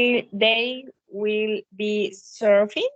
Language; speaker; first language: English; non-native, learner; Spanish